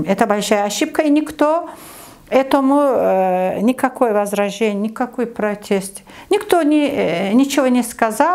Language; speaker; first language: Russian; non-native, learner; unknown